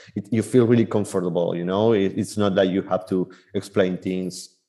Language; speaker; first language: English; non-native, fluent; Spanish